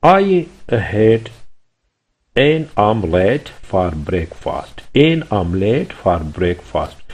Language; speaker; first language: English; non-native, local second language; Urdu